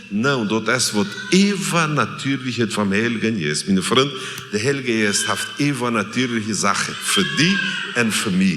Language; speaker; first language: German; non-native, learner; Plautdietsch